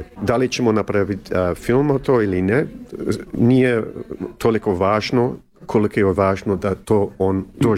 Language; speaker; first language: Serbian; early bilingual, heritage; Serbian